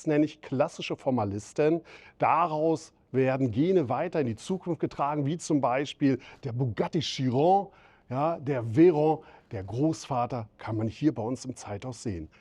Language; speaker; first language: German; native; German